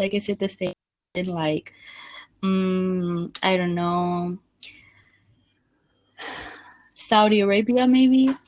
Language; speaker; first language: English; non-native, fluent; Spanish